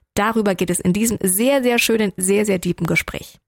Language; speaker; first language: German; native; German